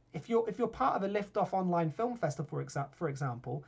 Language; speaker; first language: English; native; English